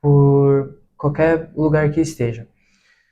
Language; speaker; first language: Portuguese; early bilingual, heritage; Portuguese